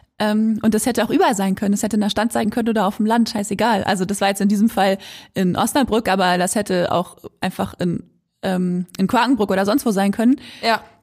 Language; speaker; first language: German; native; German